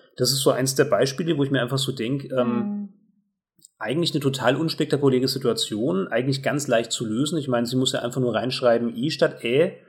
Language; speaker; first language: German; native; German